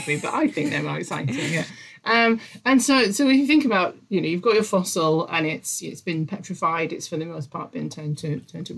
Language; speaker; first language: English; native; English